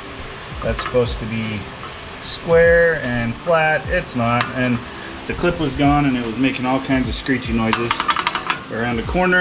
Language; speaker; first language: English; native; English